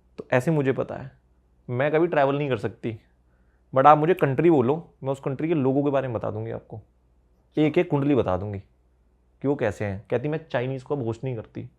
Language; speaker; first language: Hindi; native; Hindi